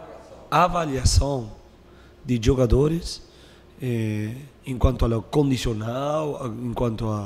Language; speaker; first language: Portuguese; non-native, learner; Spanish